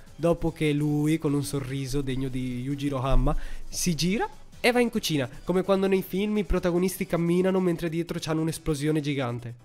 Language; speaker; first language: Italian; early bilingual, heritage; Italian